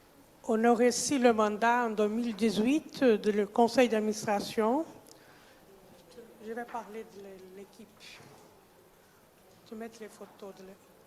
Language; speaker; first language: French; non-native, fluent; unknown